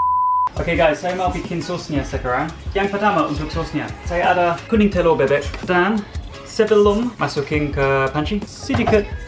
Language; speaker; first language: Indonesian; non-native, fluent; English